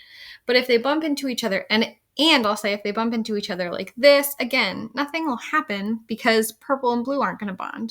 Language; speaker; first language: English; native; English